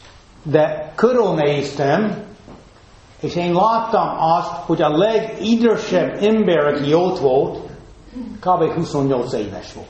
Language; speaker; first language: Hungarian; non-native, fluent; English